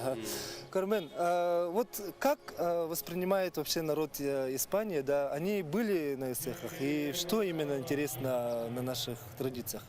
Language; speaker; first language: Russian; non-native, local second language; Yakut